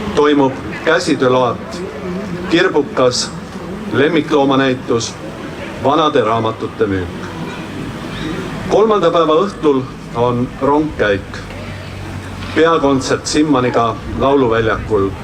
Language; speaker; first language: Estonian; native; Estonian